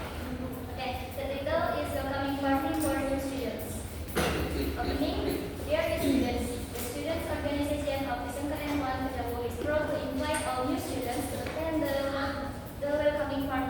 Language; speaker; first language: English; non-native, learner; Indonesian